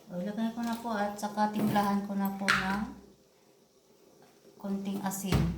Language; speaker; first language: Filipino; non-native, local second language; Cebuano